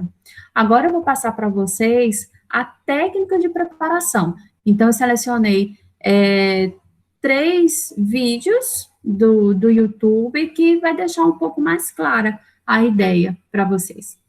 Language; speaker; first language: Portuguese; native; Portuguese